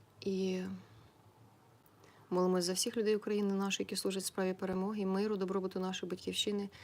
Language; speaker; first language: Ukrainian; native; Ukrainian